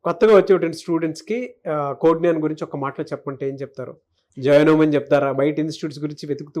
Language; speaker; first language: Telugu; native; Telugu